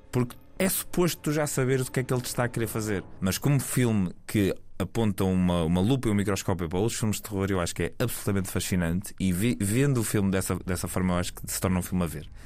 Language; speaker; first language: Portuguese; native; Portuguese